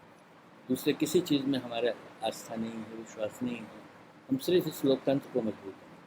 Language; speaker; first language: Hindi; native; Hindi